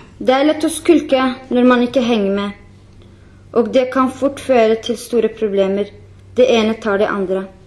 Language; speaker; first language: Norwegian; non-native, fluent; Kurdish